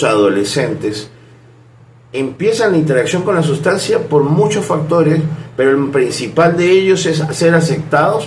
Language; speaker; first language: Spanish; native; Spanish